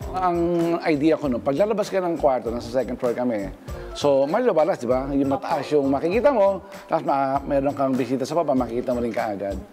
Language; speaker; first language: Filipino; non-native, local second language; Pampanga